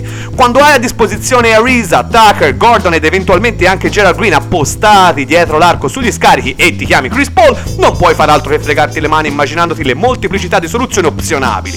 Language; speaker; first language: Italian; native; Italian